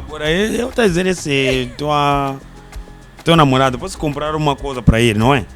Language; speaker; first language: Portuguese; non-native, learner; Kinyarwanda